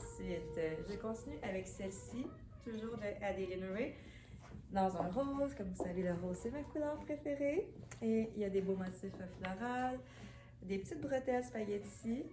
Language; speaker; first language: French; native; French